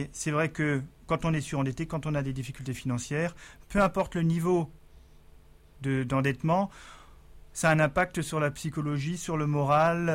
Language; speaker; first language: French; native; French